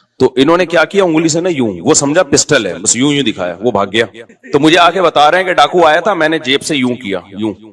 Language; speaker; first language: Urdu; native; Urdu